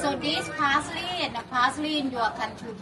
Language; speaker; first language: English; non-native, learner; Thai